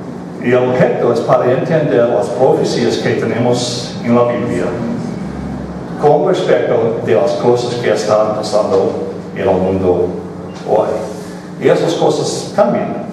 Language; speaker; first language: Spanish; non-native, fluent; English